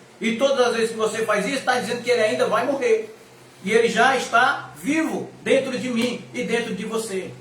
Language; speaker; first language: Portuguese; native; Portuguese